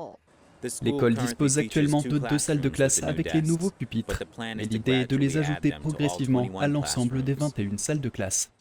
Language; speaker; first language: French; native; French